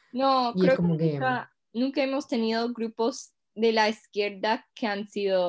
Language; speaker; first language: Spanish; non-native, fluent; English